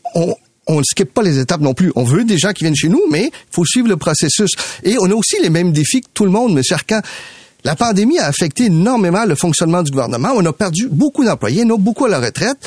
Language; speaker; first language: French; early bilingual, other home language; Spanish